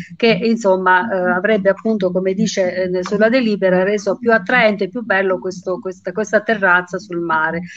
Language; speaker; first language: Italian; non-native, local second language; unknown